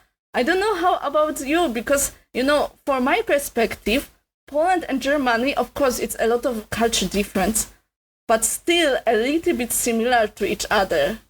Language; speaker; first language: English; non-native, learner; Polish